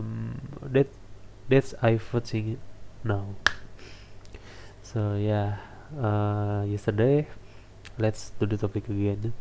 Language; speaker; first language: English; non-native, learner; Indonesian